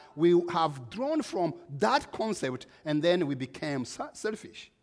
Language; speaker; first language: English; non-native, local second language; Kinyarwanda